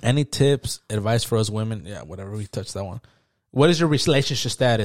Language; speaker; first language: English; early bilingual, other home language; Spanish